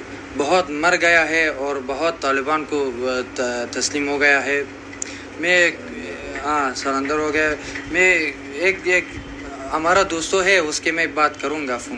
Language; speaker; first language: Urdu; non-native, learner; Persian